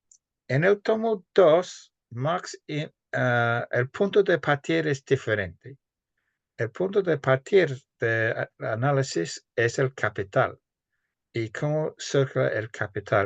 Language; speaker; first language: Spanish; non-native, fluent; English